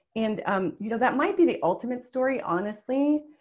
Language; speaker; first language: English; native; English